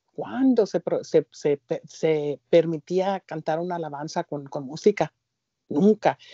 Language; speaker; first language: Spanish; early bilingual, heritage; Spanish